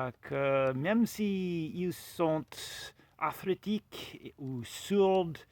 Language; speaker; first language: French; non-native, fluent; English